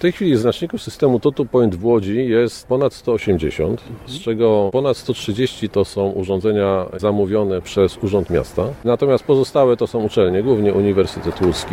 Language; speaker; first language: Polish; native; Polish